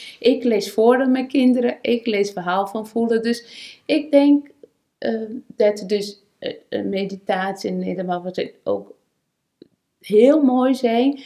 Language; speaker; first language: Dutch; non-native, fluent; Portuguese